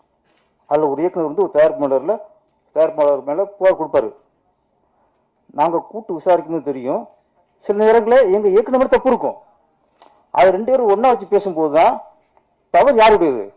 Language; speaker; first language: Tamil; native; Tamil